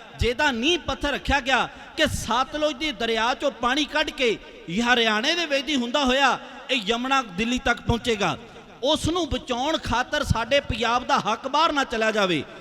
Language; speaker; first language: Punjabi; native; Punjabi